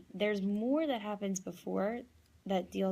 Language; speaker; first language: English; native; English